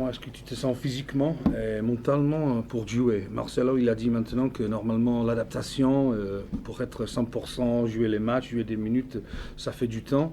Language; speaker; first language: French; non-native, fluent; English